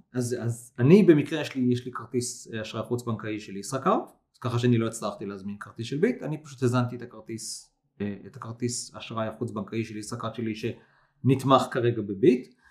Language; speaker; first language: Hebrew; native; Hebrew